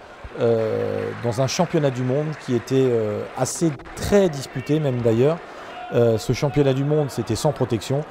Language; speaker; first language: French; native; French